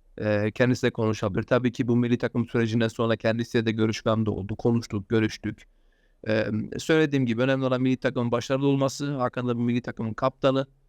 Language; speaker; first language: Turkish; early bilingual, heritage; Turkish